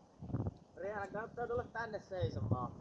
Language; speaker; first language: Finnish; native; Finnish